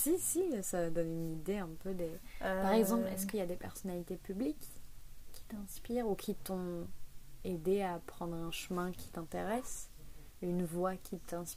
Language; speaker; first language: French; native; French